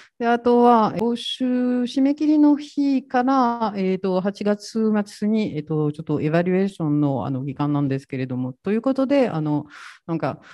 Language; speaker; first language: Japanese; non-native, fluent; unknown